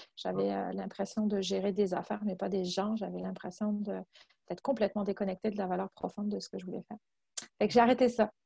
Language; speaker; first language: French; native; French